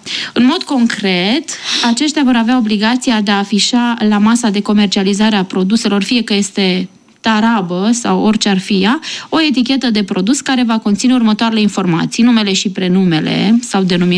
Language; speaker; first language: Romanian; native; Romanian